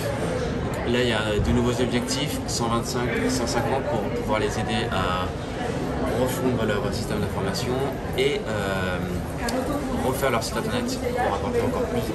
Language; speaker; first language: French; native; French